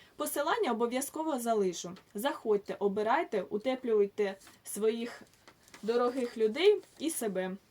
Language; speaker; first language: Ukrainian; native; Ukrainian